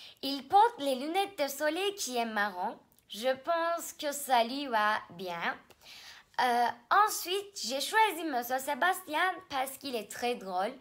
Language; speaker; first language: French; non-native, learner; Turkish